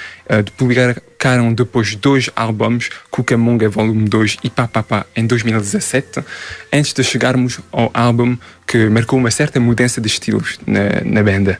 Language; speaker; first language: Portuguese; early bilingual, heritage; Portuguese